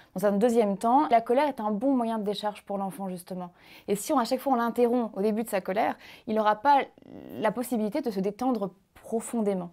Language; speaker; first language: French; native; French